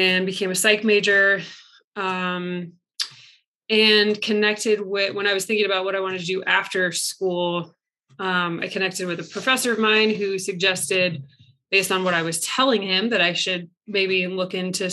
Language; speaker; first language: English; native; English